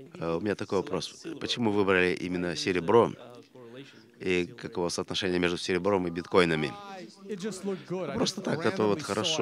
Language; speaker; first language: Russian; native; Russian